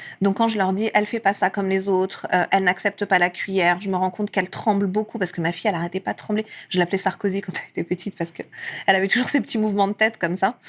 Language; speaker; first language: French; early bilingual, other home language; Persian